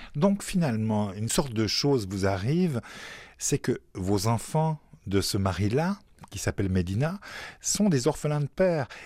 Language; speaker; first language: French; native; French